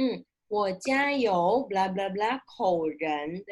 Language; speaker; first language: Chinese; non-native, fluent; Indonesian